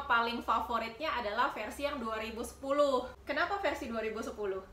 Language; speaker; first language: Indonesian; native; Indonesian